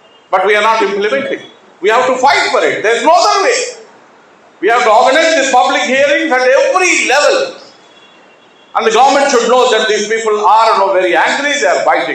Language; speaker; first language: English; non-native, local second language; Telugu